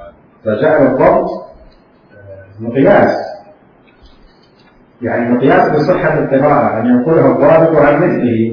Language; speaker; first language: Arabic; native; Arabic